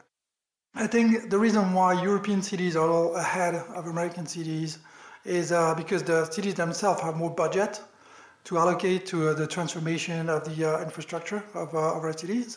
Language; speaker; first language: English; non-native, fluent; French